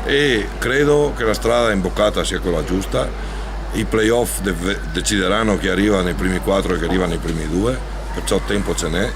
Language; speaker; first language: Italian; native; Italian